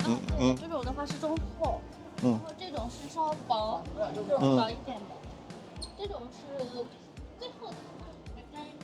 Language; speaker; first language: Chinese; native; Chinese